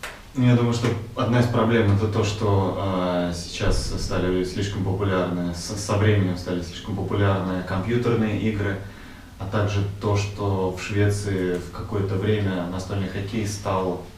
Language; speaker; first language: Russian; native; Russian